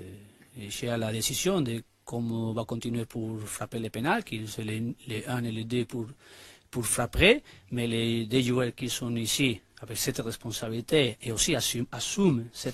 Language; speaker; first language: French; non-native, learner; Spanish